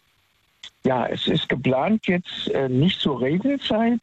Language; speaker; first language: German; native; German